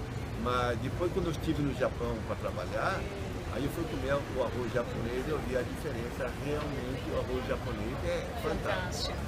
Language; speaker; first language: Portuguese; early bilingual, other home language; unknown